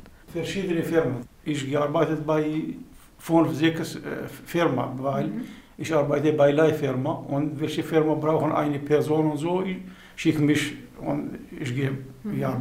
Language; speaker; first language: German; non-native, learner; Kurdish